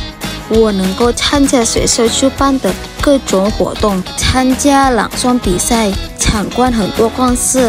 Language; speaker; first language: Chinese; non-native, learner; Indonesian